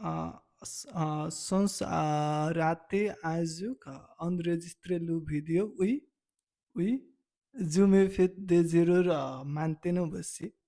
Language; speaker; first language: French; non-native, learner; Nepali